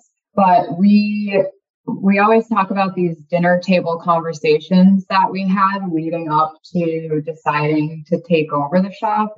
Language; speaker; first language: English; native; English